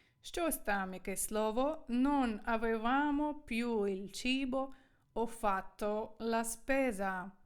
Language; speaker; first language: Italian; non-native, fluent; Ukrainian